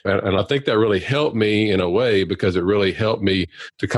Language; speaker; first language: English; native; English